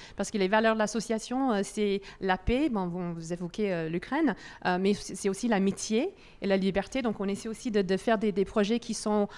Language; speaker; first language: French; non-native, fluent; English